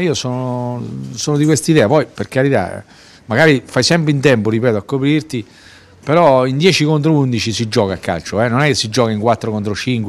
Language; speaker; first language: Italian; native; Italian